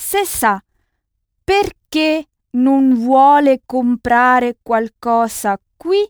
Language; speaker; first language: Italian; non-native, fluent; French